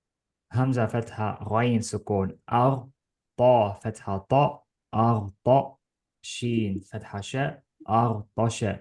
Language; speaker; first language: Arabic; non-native, fluent; Estonian